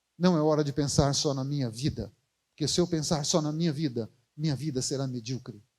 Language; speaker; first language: Portuguese; native; Portuguese